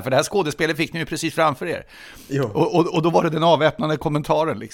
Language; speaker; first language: Swedish; native; Swedish